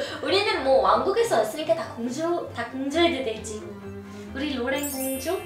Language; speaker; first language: Korean; non-native, fluent; Arabic